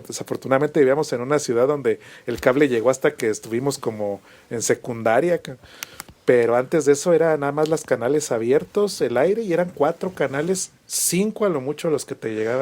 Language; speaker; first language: Spanish; native; Spanish